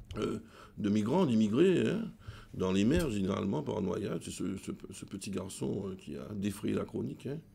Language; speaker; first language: French; native; French